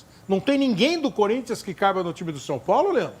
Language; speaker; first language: Portuguese; native; Portuguese